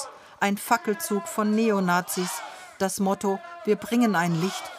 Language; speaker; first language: German; native; German